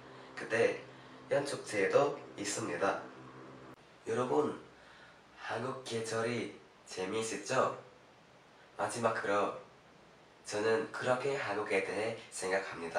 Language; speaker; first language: Korean; non-native, learner; Indonesian